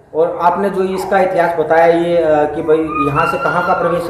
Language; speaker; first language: Hindi; native; Hindi